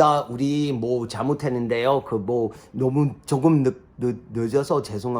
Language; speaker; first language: Korean; non-native, learner; English